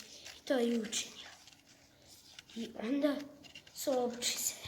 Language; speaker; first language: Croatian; early bilingual, heritage; Serbian